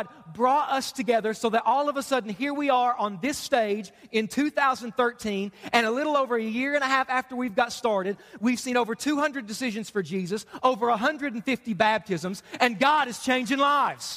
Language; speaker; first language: English; native; English